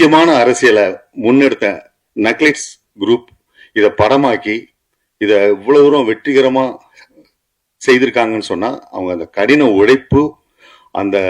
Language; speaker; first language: Tamil; native; Tamil